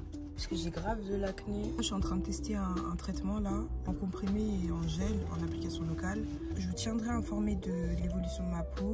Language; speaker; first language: French; native; French